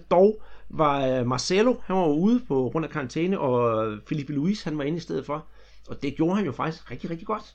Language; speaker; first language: Danish; native; Danish